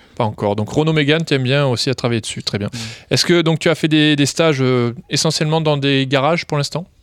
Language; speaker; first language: French; native; French